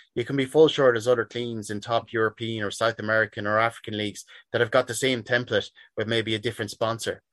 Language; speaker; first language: English; native; English